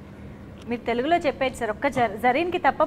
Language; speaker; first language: Telugu; native; Telugu